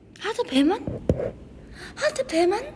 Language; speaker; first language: Korean; non-native, fluent; Chinese